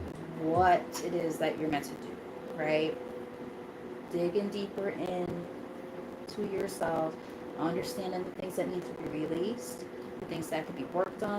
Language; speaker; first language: English; native; English